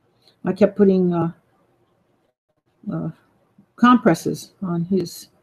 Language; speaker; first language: English; native; English